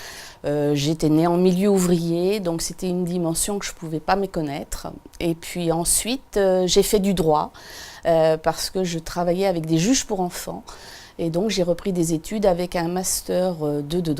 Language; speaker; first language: French; native; French